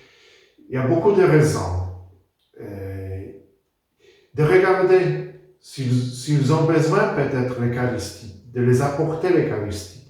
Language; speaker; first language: French; non-native, fluent; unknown